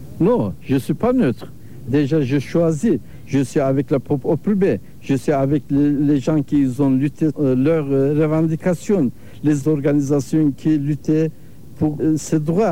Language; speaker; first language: French; non-native, learner; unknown